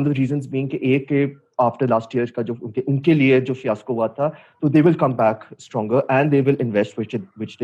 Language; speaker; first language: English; non-native, local second language; Urdu